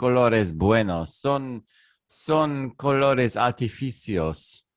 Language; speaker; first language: Spanish; non-native, learner; English